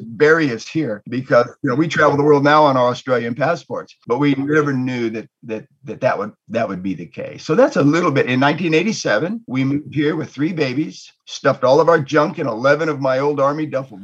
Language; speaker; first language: English; native; English